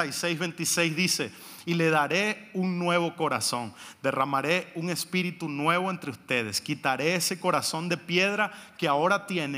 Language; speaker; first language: Spanish; native; Spanish